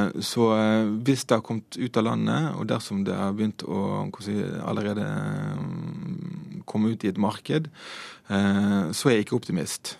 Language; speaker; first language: Norwegian; native; Norwegian